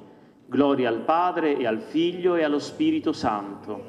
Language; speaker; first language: Italian; native; Italian